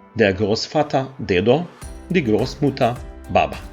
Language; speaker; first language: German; non-native, fluent; Macedonian